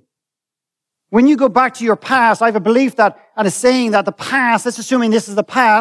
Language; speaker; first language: English; native; English